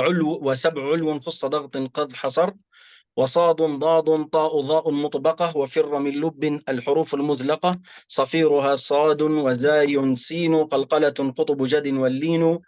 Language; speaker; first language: Arabic; native; Arabic